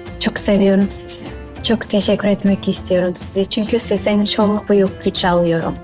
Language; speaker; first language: Turkish; non-native, learner; Georgian